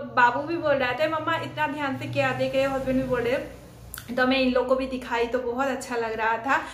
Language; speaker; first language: Hindi; non-native, local second language; Bangla